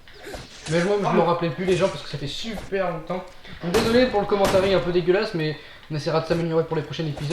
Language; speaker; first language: French; native; French